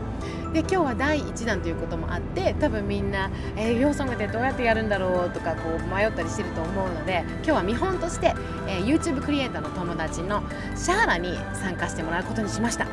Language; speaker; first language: Japanese; native; Japanese